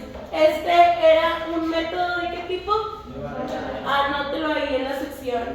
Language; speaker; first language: Spanish; native; Spanish